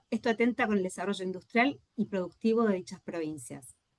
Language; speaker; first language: Spanish; native; Spanish